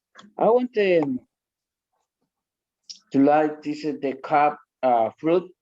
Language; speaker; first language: English; non-native, learner; Spanish